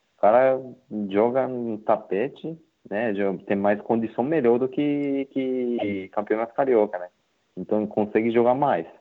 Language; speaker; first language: Portuguese; non-native, learner; Japanese